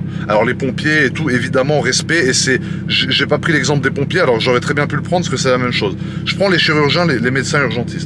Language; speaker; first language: French; native; French